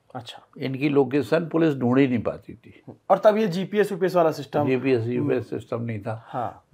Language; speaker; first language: Hindi; native; Hindi